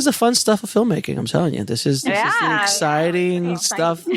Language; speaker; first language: English; native; English